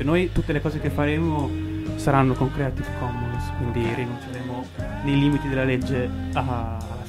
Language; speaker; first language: Italian; native; Italian